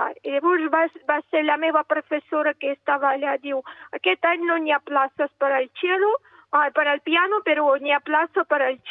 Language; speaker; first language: Catalan; non-native, fluent; Russian